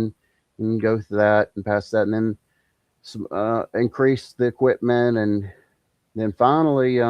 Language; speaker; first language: English; native; English